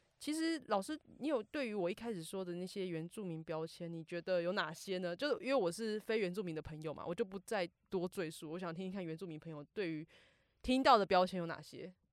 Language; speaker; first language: Chinese; native; Chinese